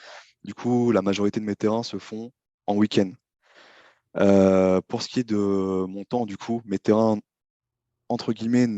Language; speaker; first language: French; native; French